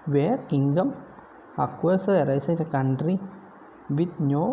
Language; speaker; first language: English; non-native, local second language; Malayalam